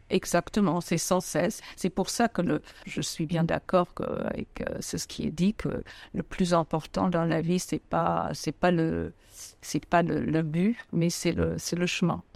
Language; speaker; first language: French; non-native, fluent; German